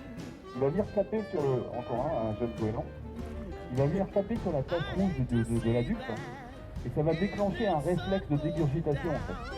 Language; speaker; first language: French; native; French